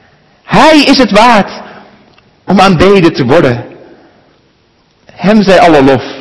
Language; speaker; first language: Dutch; native; Dutch